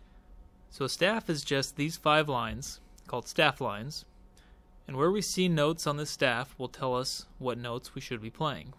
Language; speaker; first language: English; native; English